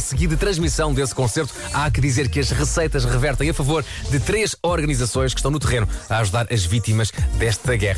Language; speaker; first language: Portuguese; native; Portuguese